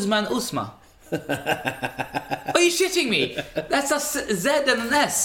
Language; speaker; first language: English; non-native, fluent; Swedish